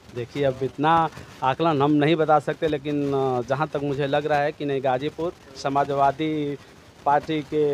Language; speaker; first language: Hindi; native; Hindi